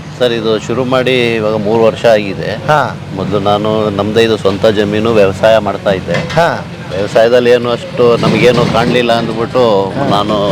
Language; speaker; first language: Kannada; native; Kannada